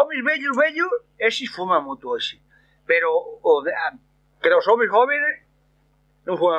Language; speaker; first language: Spanish; non-native, local second language; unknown